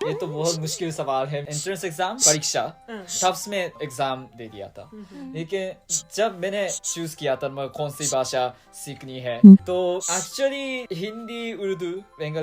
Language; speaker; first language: Hindi; non-native, fluent; Japanese